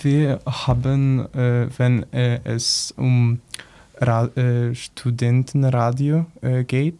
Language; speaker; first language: German; non-native, learner; Polish